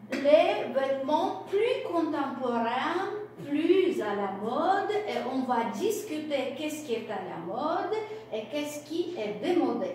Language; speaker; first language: French; non-native, fluent; Russian